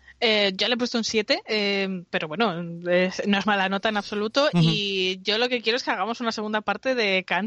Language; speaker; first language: Spanish; native; Spanish